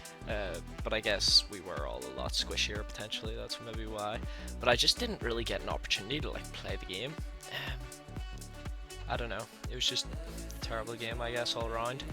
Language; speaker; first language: English; native; English